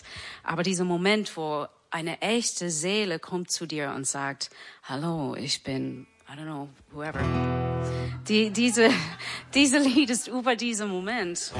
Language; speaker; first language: German; non-native, fluent; English